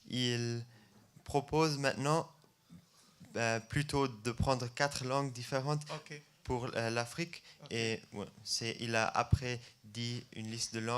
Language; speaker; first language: French; non-native, fluent; German